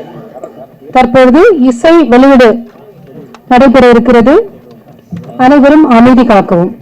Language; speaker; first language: Tamil; native; Tamil